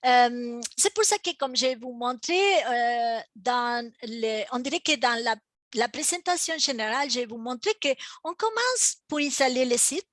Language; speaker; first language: French; non-native, fluent; Spanish